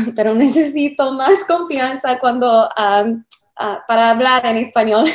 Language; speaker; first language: Spanish; non-native, learner; English